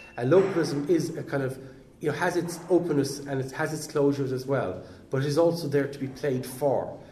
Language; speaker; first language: English; native; English